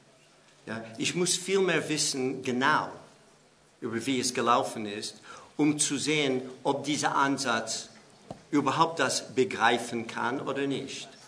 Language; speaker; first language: German; non-native, fluent; English